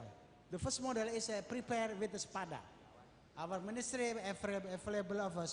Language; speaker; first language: English; non-native, learner; Indonesian